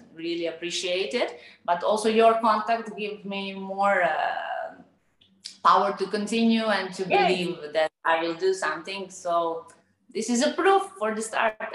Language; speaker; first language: English; non-native, fluent; Serbian